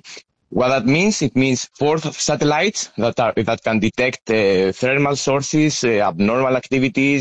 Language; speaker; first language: English; non-native, fluent; Greek